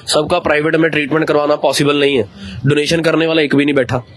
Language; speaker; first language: Hindi; non-native, local second language; Punjabi